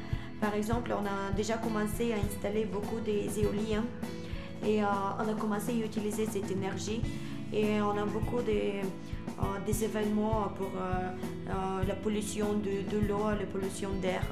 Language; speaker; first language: French; non-native, fluent; Bulgarian